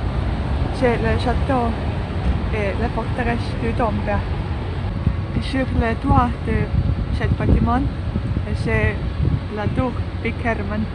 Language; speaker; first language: French; non-native, learner; Estonian